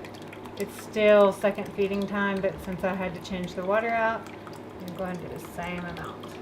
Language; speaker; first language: English; native; English